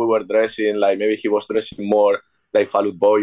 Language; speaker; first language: English; non-native, fluent; Spanish